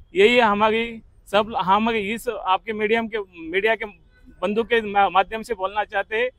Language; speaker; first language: Hindi; non-native, local second language; Marathi